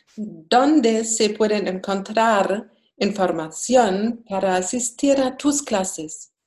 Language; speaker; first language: Spanish; non-native, fluent; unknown